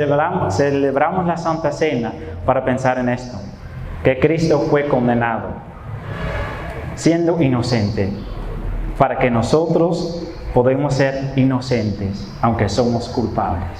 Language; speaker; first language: Spanish; non-native, fluent; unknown